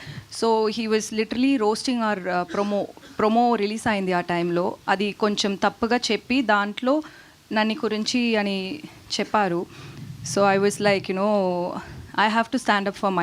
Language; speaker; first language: Telugu; non-native, learner; Tamil